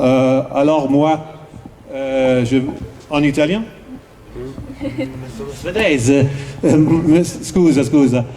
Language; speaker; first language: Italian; non-native, learner; Swedish